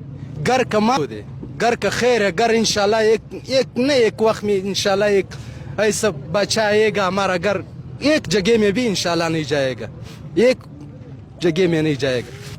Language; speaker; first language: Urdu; non-native, learner; Pashto